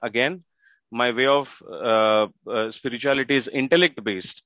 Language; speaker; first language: English; non-native, local second language; Marathi